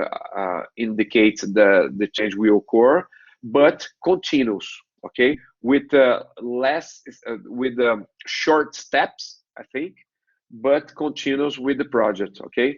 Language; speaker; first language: English; non-native, learner; Portuguese